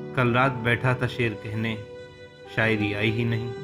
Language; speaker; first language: Hindi; native; Hindi